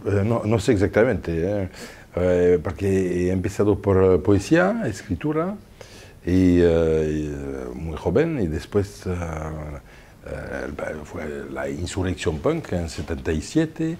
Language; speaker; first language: Spanish; non-native, fluent; French